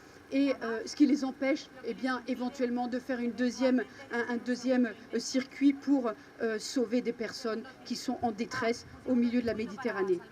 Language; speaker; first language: French; native; French